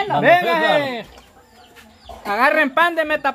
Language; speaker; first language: Spanish; native; Spanish